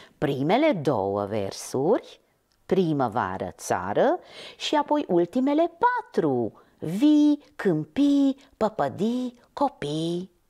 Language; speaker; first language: Romanian; non-native, local second language; Hungarian